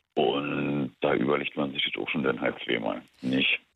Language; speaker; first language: German; native; German